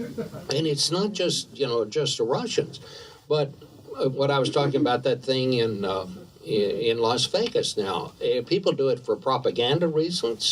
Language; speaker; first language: English; native; English